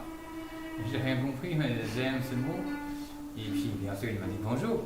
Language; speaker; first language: French; non-native, fluent; Chinese